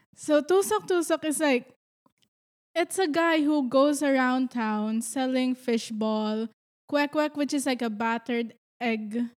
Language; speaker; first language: English; non-native, local second language; Filipino